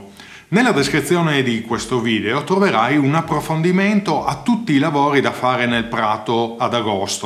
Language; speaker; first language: Italian; native; Italian